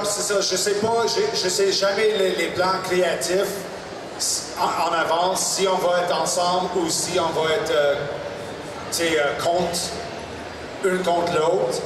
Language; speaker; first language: French; non-native, local second language; English